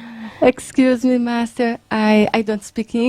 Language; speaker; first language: English; non-native, learner; Portuguese